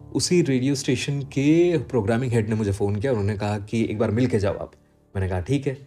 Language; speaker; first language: Hindi; non-native, local second language; Gujarati